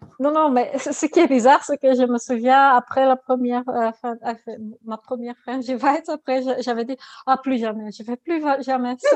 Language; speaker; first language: French; non-native, learner; Dutch